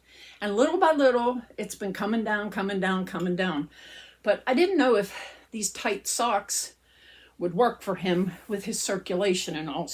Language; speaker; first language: English; native; English